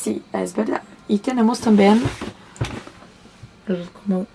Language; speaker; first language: Spanish; non-native, learner; Portuguese